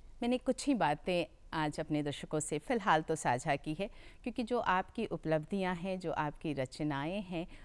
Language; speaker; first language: Hindi; native; Hindi